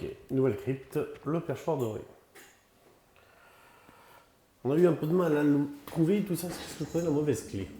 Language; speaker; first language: French; native; French